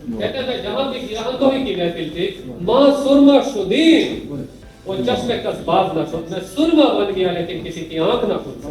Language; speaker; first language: Urdu; non-native, local second language; Pashto